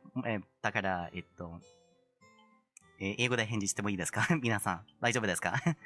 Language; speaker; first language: Japanese; non-native, fluent; English